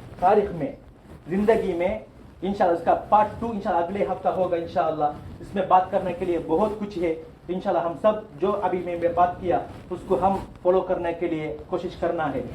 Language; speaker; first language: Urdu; non-native, local second language; Tamil